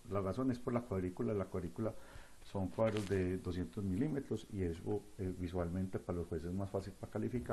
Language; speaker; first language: Spanish; native; Spanish